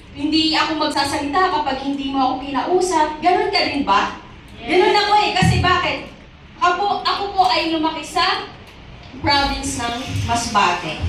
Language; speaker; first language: Filipino; non-native, local second language; Masbatenyo